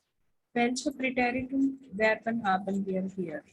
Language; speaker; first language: German; non-native, fluent; Hindi